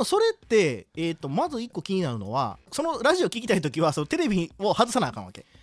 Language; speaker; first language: Japanese; native; Japanese